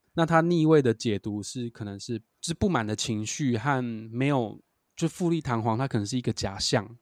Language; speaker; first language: Chinese; native; Chinese